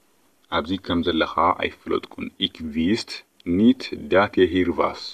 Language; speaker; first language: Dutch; non-native, fluent; Tigrinya